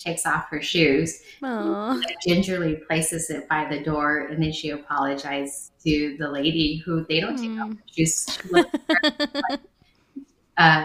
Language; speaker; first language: English; early bilingual, other home language; Vietnamese